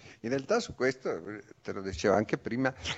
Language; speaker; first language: Italian; native; Italian